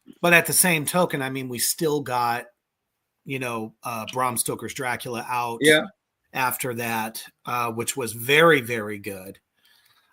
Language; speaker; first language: English; native; English